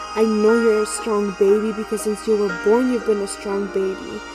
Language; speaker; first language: English; early bilingual, other home language; Spanish